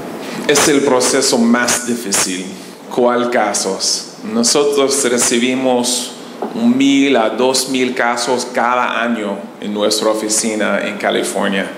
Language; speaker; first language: Spanish; non-native, learner; English